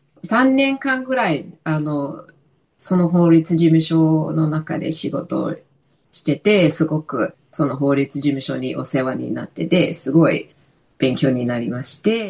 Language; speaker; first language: Japanese; non-native, fluent; English